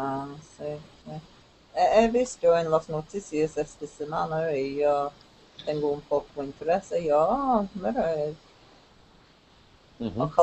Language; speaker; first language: Spanish; non-native, learner; English